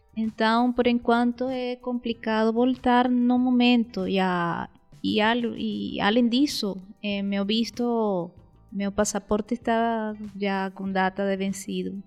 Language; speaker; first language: Portuguese; non-native, fluent; Arabic